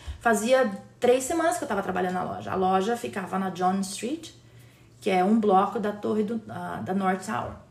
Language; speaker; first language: Portuguese; native; Portuguese